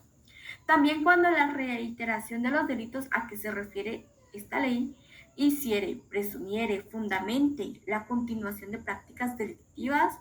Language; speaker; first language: Spanish; native; Spanish